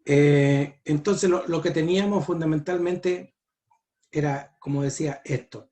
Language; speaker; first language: Spanish; native; Spanish